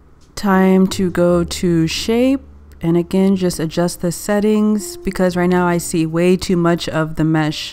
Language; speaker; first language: English; native; English